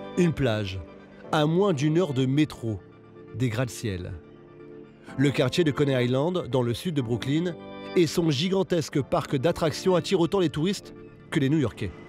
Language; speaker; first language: French; native; French